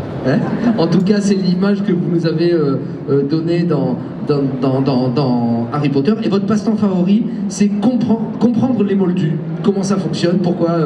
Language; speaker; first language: French; native; French